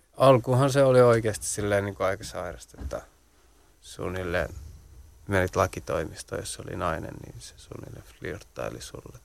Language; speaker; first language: Finnish; early bilingual, other home language; Central Kurdish